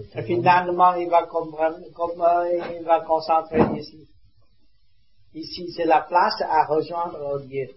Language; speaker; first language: French; non-native, learner; Vietnamese